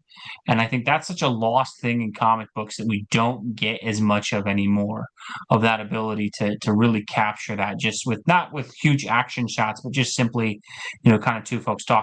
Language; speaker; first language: English; native; English